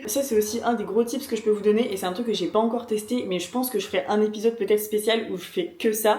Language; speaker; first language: French; native; French